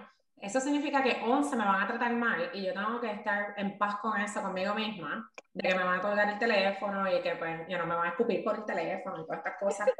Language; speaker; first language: Spanish; native; Spanish